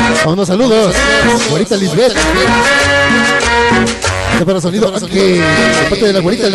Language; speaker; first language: Spanish; native; Spanish